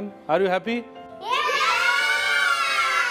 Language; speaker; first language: Malayalam; non-native, fluent; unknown